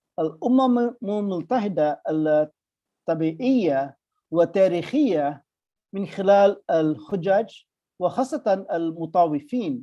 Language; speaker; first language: Arabic; non-native, fluent; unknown